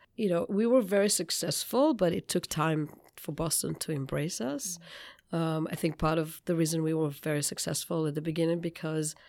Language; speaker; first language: English; non-native, fluent; Hebrew